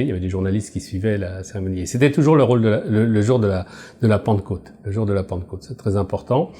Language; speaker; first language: French; native; French